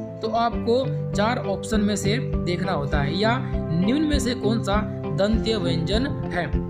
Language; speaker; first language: Hindi; native; Hindi